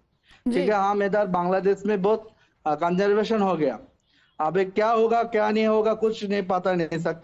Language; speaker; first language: Hindi; non-native, learner; Bangla